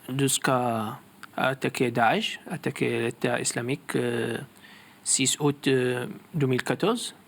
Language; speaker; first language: French; non-native, learner; Arabic